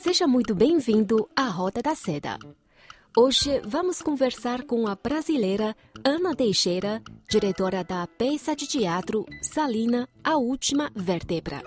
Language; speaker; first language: Portuguese; non-native, fluent; Chinese